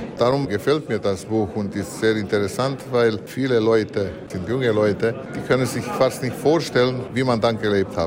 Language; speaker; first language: German; early bilingual, heritage; German